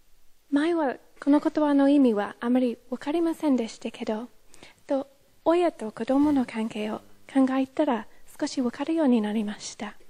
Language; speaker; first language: Japanese; non-native, fluent; English